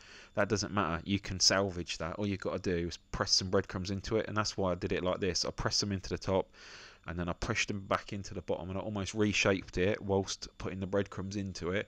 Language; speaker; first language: English; native; English